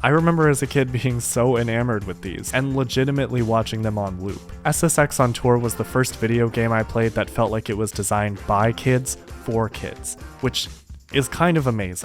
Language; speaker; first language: English; native; English